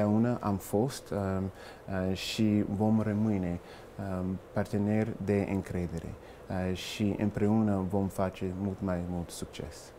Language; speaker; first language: Romanian; non-native, fluent; English